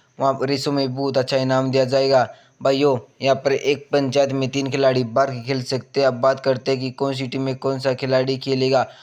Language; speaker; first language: Hindi; native; Hindi